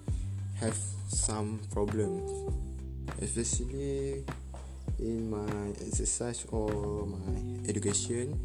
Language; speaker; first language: English; non-native, learner; Malay